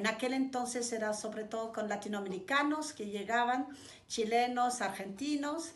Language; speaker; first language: Spanish; non-native, fluent; French